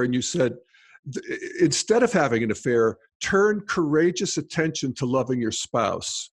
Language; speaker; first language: English; native; English